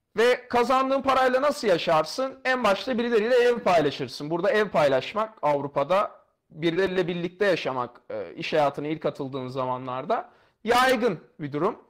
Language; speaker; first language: Turkish; native; Turkish